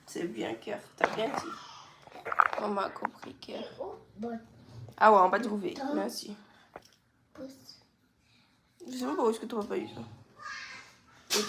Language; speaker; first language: French; native; French